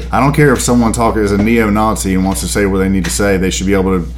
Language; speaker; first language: English; early bilingual, other home language; Spanish